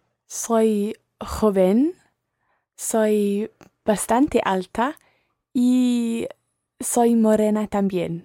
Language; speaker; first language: Spanish; non-native, learner; English